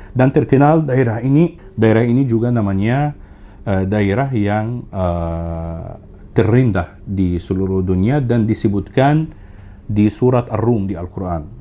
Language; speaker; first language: Indonesian; non-native, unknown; Arabic